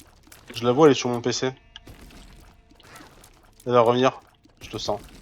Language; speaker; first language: French; native; French